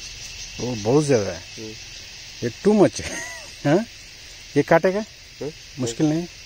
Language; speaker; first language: Hindi; non-native, local second language; Telugu